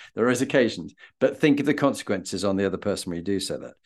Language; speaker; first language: English; native; English